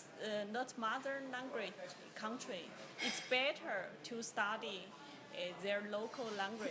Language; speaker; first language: English; non-native, learner; Chinese